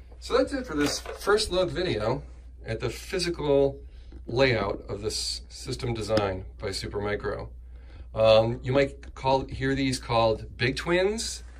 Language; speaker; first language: English; native; English